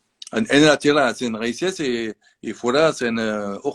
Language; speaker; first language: Spanish; non-native, learner; French